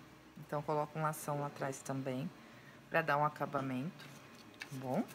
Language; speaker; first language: Portuguese; native; Portuguese